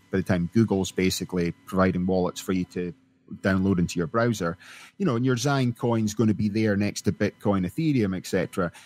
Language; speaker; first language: English; native; English